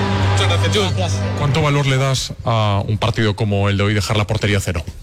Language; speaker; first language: Spanish; native; Spanish